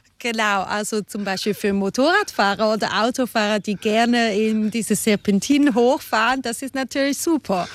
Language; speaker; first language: German; native; German